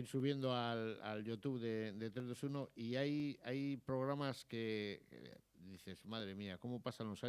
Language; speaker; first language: Spanish; native; Spanish